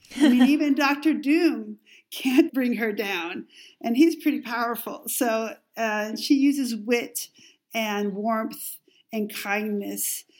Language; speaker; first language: English; non-native, fluent; Spanish